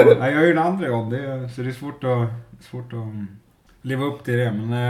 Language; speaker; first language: Swedish; native; Swedish